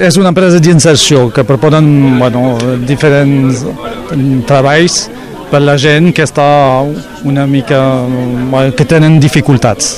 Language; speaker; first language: Catalan; non-native, local second language; French